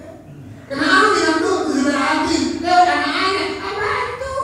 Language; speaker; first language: Indonesian; native; Indonesian